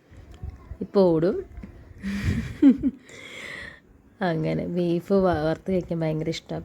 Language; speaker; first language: Malayalam; native; Malayalam